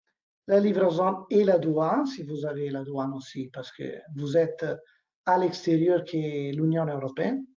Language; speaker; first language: French; non-native, learner; Italian